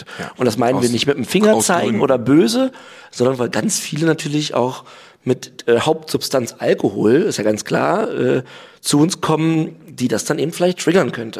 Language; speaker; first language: German; native; German